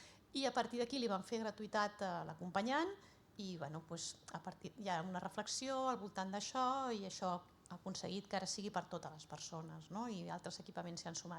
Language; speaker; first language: Catalan; native; Catalan